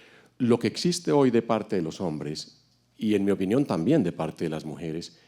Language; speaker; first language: Spanish; native; Spanish